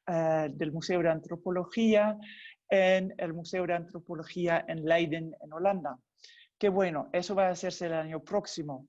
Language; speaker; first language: Spanish; non-native, fluent; Dutch